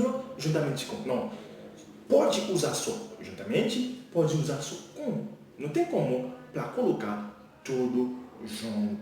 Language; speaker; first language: Portuguese; non-native, learner; Haitian Creole